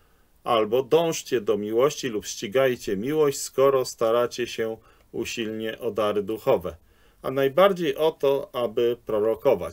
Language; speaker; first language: Polish; native; Polish